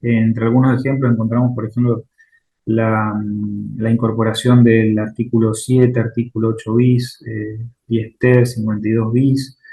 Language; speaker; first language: Spanish; native; Spanish